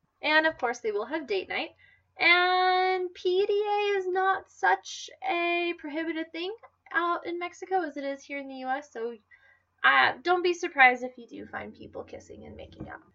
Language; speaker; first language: English; native; English